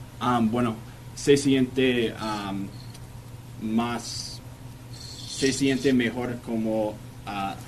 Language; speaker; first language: Spanish; non-native, learner; English